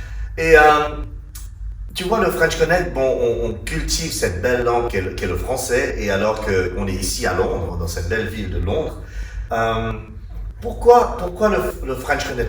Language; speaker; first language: French; native; French